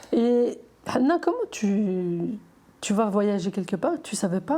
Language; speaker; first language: French; native; French